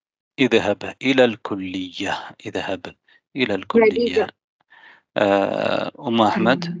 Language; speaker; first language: Arabic; non-native, fluent; Tamil